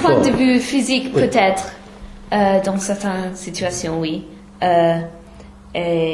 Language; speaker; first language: French; non-native, fluent; English